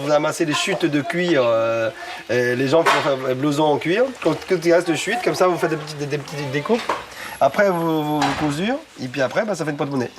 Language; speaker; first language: French; non-native, fluent; Chinese